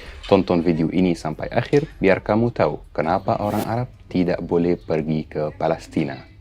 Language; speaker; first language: Indonesian; non-native, fluent; Arabic